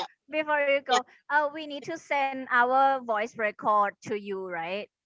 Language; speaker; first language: English; non-native, fluent; Thai